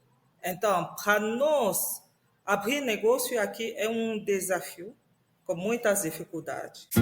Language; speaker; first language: Portuguese; non-native, fluent; French